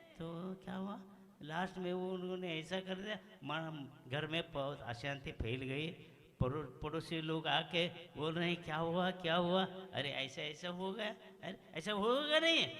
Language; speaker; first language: Hindi; non-native, local second language; Kannada